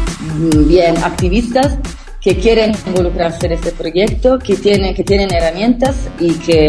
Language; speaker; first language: Spanish; non-native, fluent; Italian